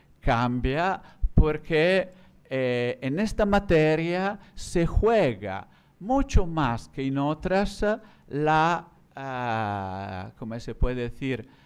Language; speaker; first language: Spanish; non-native, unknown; Italian